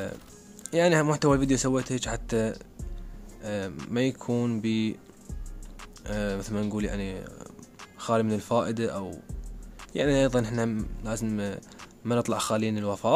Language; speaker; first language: Arabic; native; Arabic